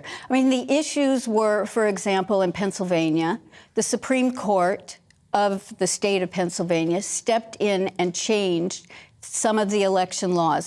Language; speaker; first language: English; native; English